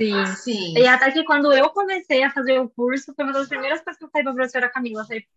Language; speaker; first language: Portuguese; native; Portuguese